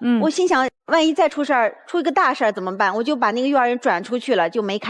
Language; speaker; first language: Chinese; native; Chinese